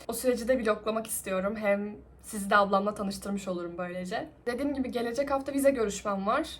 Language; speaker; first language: Turkish; native; Turkish